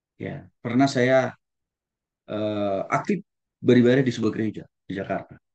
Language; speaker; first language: Indonesian; non-native, local second language; Batak Toba